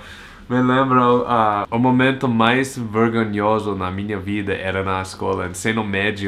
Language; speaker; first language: Portuguese; non-native, learner; English